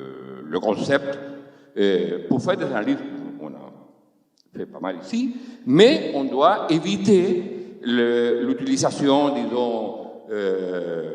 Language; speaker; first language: French; non-native, fluent; Spanish